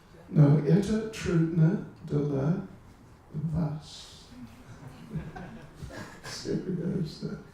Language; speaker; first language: Russian; non-native, learner; English